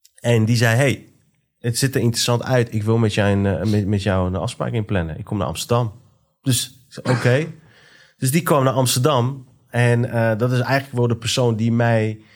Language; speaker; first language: Dutch; early bilingual, other home language; Persian